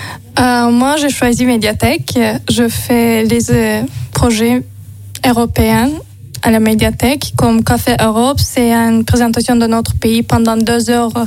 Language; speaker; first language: French; non-native, learner; Azerbaijani